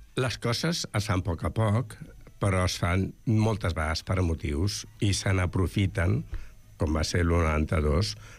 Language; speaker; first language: Catalan; native; Catalan